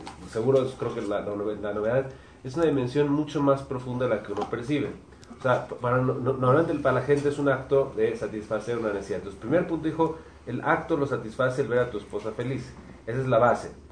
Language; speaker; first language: Spanish; native; Spanish